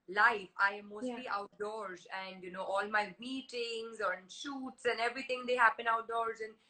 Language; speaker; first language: English; non-native, local second language; Hindi